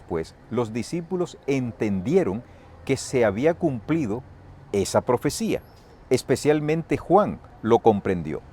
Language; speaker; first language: Spanish; native; Spanish